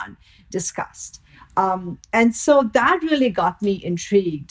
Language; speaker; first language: English; non-native, local second language; Bangla